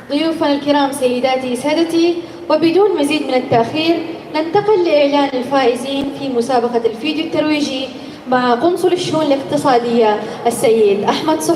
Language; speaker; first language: Arabic; native; Arabic